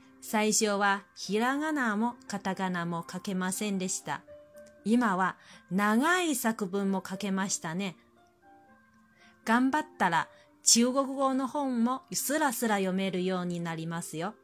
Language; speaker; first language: Japanese; non-native, fluent; Chinese